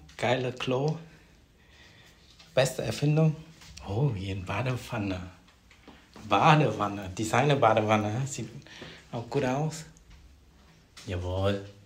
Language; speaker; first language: German; non-native, fluent; Vietnamese